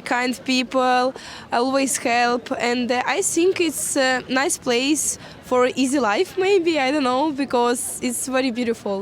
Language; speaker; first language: English; non-native, learner; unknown